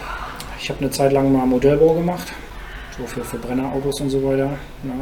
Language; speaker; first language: German; native; German